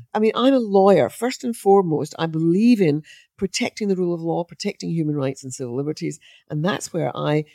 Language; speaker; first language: English; native; English